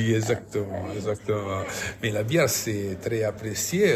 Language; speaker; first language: French; non-native, fluent; Italian